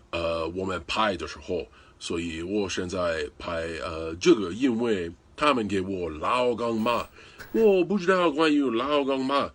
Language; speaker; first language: Chinese; non-native, learner; English